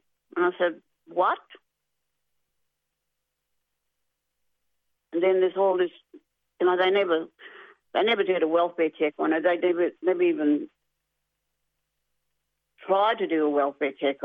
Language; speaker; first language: English; native; English